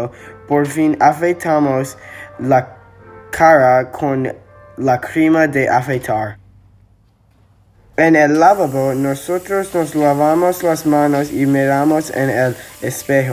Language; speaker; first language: Spanish; non-native, learner; English